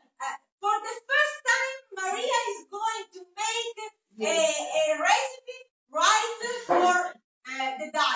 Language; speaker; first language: English; non-native, fluent; Italian